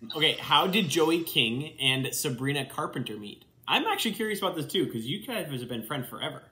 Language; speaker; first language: English; native; English